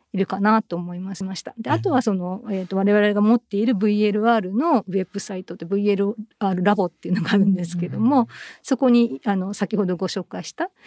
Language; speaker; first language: Japanese; native; Japanese